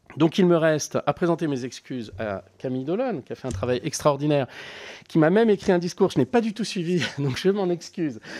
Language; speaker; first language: French; native; French